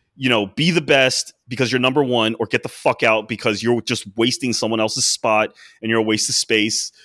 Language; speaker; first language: English; native; English